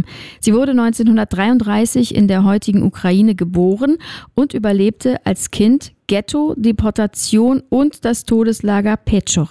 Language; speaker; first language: German; native; German